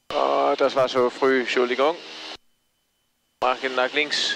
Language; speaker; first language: German; non-native, learner; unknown